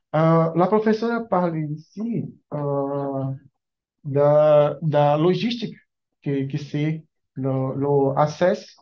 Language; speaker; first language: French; non-native, learner; Portuguese